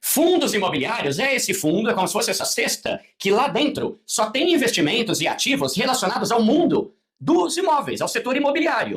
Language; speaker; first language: Portuguese; native; Portuguese